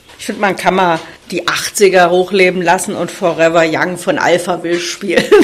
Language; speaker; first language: German; native; German